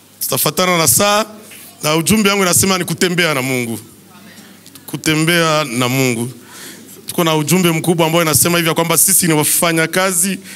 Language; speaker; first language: Swahili; native; Swahili